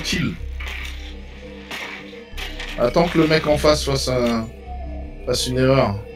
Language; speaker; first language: French; native; French